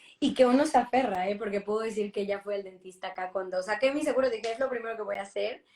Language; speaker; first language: Spanish; native; Spanish